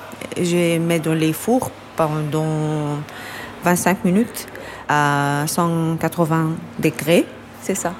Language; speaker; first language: French; non-native, learner; Arabic